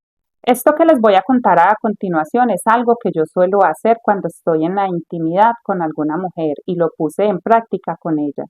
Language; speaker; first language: Spanish; native; Spanish